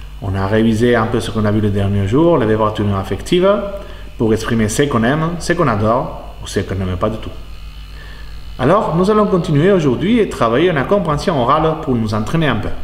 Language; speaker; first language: French; non-native, fluent; Spanish